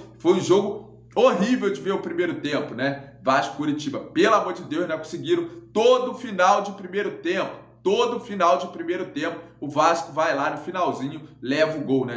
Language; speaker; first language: Portuguese; native; Portuguese